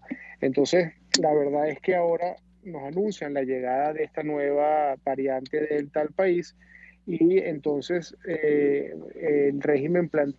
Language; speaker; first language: Spanish; native; Spanish